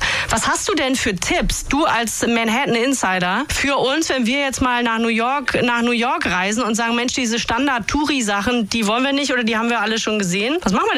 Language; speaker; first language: German; native; German